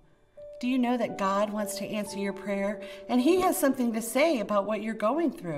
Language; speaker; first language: English; native; English